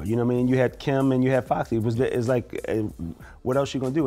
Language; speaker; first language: English; native; English